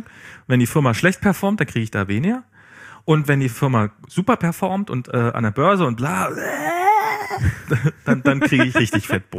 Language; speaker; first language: German; native; German